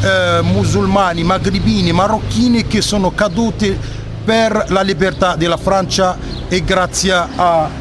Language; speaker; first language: Italian; non-native, fluent; Arabic